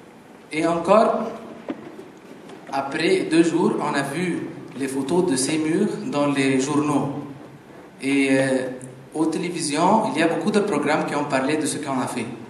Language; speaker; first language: French; non-native, fluent; Arabic